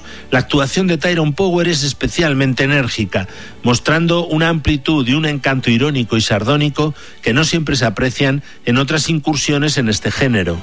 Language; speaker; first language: Spanish; native; Spanish